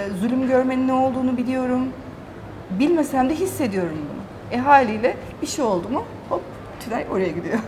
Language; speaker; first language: Turkish; early bilingual, heritage; Turkish